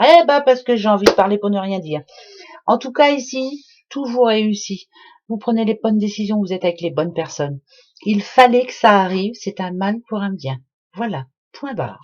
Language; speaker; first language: French; native; French